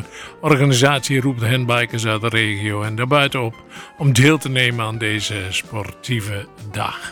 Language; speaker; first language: Dutch; native; Dutch